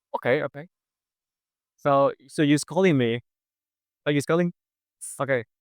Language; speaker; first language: English; non-native, fluent; Indonesian